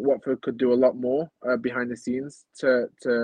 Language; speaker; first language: English; native; English